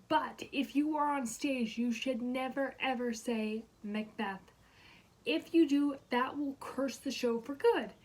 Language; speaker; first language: English; native; English